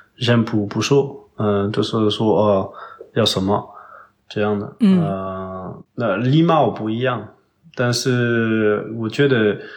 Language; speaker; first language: Chinese; non-native, learner; French